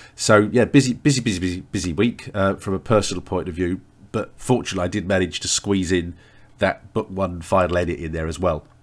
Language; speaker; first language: English; native; English